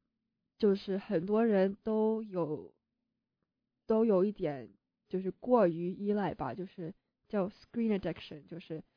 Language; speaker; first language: Chinese; early bilingual, heritage; Chinese